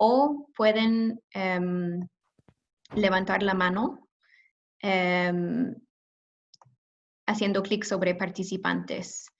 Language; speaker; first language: Spanish; non-native, fluent; English